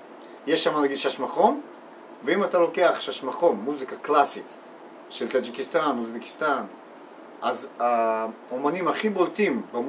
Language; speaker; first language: Hebrew; non-native, learner; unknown